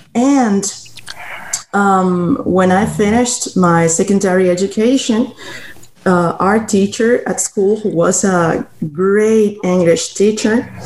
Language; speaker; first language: English; non-native, fluent; Spanish